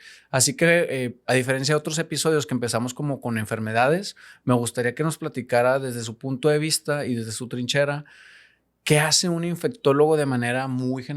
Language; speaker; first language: Spanish; native; Spanish